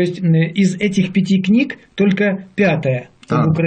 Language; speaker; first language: Russian; native; Russian